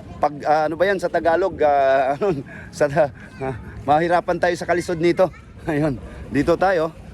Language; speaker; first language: Filipino; non-native, local second language; Cebuano